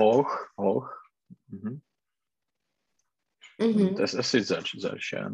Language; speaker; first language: German; non-native, learner; Czech